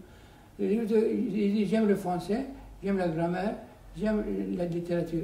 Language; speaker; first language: French; non-native, fluent; Turkish